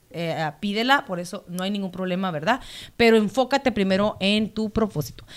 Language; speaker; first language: Spanish; native; Spanish